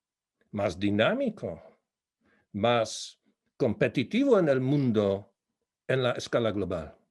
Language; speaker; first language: Spanish; non-native, fluent; Polish